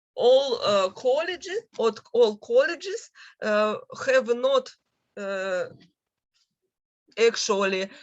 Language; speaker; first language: English; non-native, learner; Russian